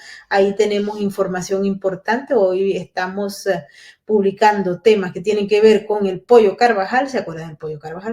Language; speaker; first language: Spanish; native; Spanish